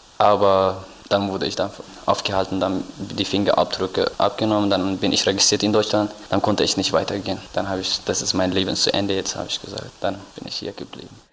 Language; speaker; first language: German; non-native, learner; Tigrinya